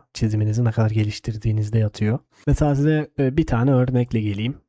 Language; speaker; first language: Turkish; native; Turkish